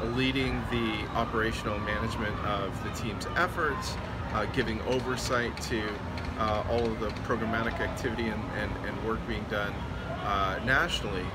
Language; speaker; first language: English; native; English